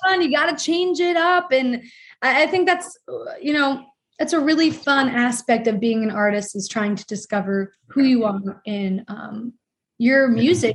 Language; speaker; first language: English; native; English